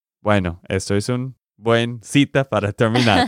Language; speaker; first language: Spanish; non-native, learner; English